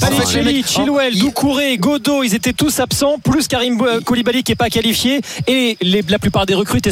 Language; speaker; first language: French; native; French